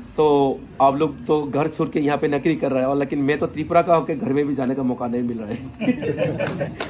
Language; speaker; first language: Hindi; non-native, local second language; Kok Borok